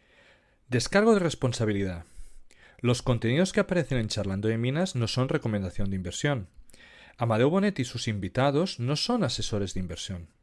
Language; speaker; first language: Spanish; native; Spanish